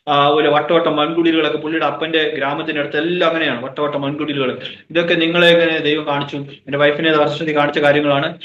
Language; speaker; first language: Malayalam; native; Malayalam